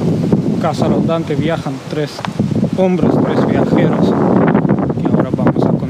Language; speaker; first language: Spanish; non-native, fluent; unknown